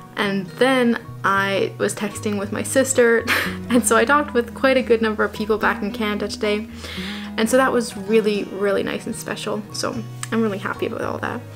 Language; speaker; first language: English; native; English